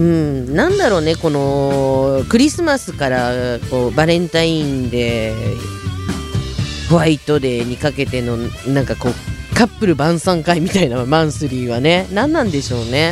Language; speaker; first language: Japanese; native; Japanese